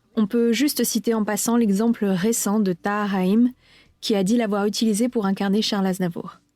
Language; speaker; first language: French; native; French